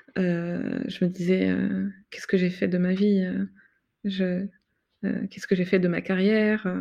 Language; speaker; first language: French; non-native, fluent; Arabic